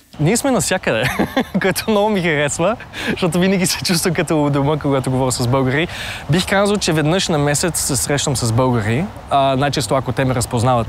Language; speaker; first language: Bulgarian; early bilingual, heritage; Bulgarian